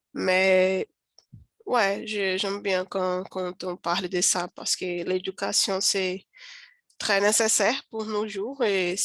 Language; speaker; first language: French; non-native, learner; Portuguese